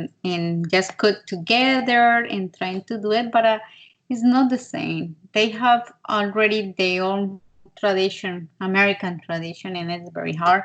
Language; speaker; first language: English; non-native, learner; Spanish